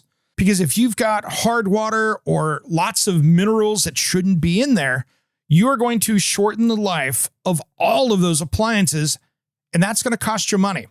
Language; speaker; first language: English; native; English